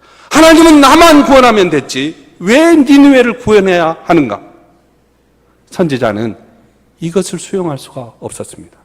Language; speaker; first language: Korean; native; Korean